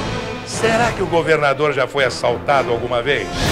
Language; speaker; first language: Portuguese; native; Portuguese